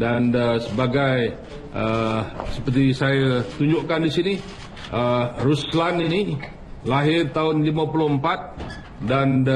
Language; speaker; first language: Malay; native; Malay